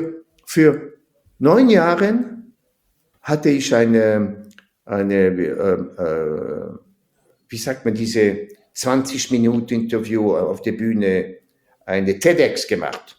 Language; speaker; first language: German; non-native, fluent; French